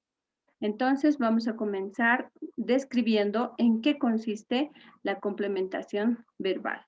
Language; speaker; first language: Spanish; native; Spanish